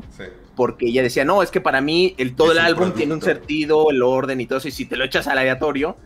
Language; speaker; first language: Spanish; native; Spanish